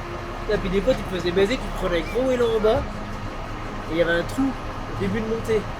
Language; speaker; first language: French; native; French